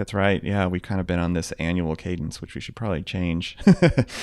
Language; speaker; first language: English; native; English